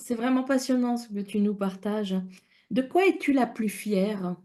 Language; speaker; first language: French; native; French